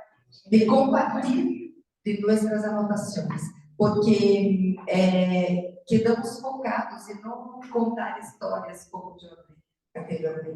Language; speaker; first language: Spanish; non-native, learner; Portuguese